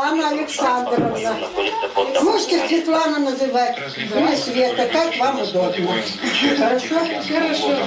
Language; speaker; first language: Russian; native; Russian